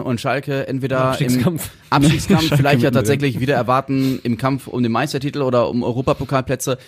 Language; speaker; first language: German; native; German